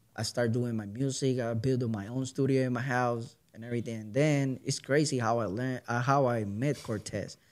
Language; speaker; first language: English; non-native, learner; Spanish